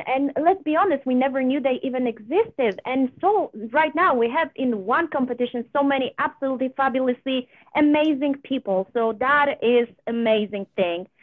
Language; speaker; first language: English; non-native, fluent; Polish